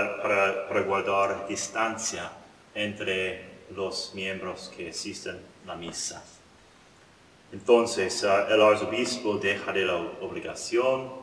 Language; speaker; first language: Spanish; non-native, learner; English